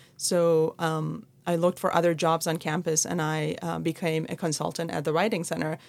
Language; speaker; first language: English; non-native, fluent; Persian